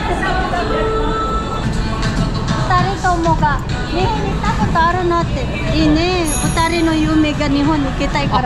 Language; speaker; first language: Japanese; non-native, learner; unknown